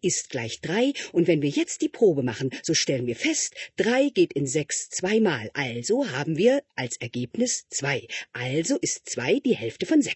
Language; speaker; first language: German; native; German